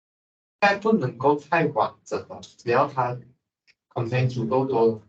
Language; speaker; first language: Chinese; native; Chinese